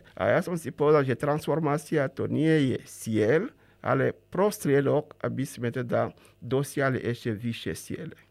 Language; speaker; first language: Slovak; non-native, fluent; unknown